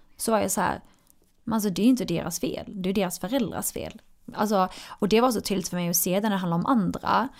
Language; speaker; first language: Swedish; early bilingual, other home language; Arabic